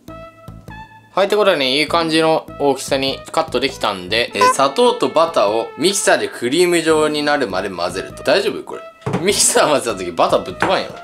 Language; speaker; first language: Japanese; native; Japanese